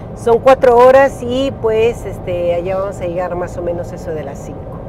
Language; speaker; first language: Spanish; native; Spanish